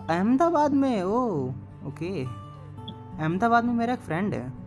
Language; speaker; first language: Hindi; native; Hindi